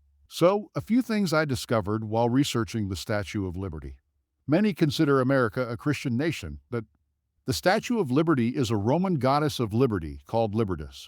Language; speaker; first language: English; native; English